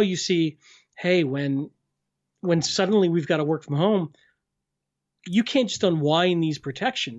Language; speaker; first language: English; native; English